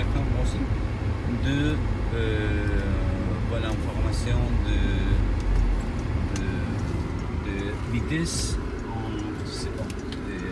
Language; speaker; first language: French; non-native, learner; Spanish